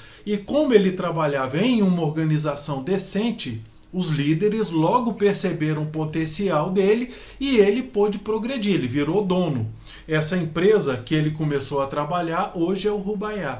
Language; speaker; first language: Portuguese; native; Portuguese